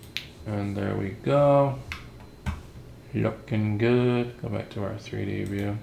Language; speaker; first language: English; native; English